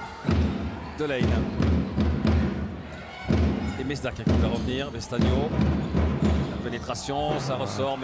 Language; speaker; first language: French; native; French